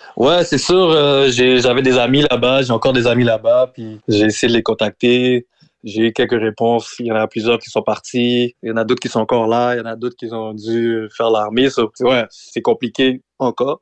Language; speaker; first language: French; native; French